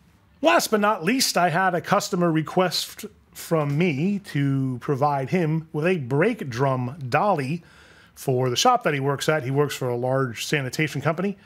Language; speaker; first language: English; native; English